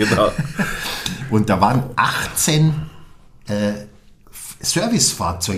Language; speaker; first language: German; native; German